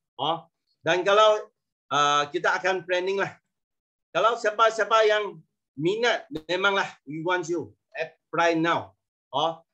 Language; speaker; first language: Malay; non-native, local second language; Chinese